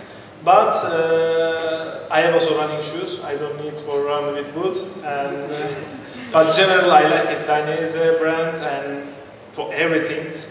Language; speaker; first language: English; non-native, learner; Turkish